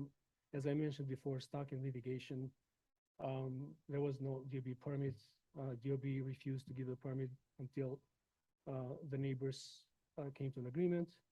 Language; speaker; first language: English; non-native, fluent; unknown